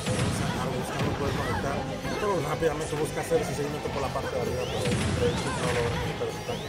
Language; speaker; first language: Spanish; native; Spanish